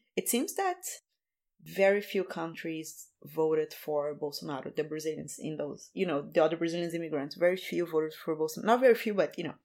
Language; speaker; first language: English; non-native, fluent; Portuguese